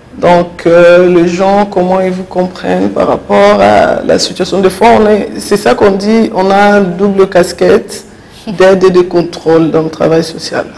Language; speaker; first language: French; non-native, local second language; Lingala